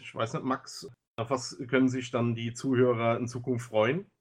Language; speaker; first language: German; native; German